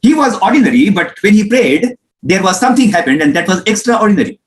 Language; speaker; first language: English; non-native, local second language; Hindi